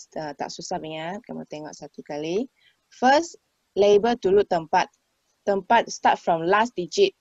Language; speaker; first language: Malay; non-native, local second language; Chinese